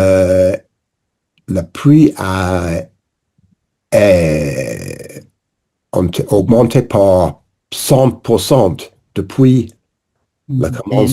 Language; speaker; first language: French; non-native, learner; English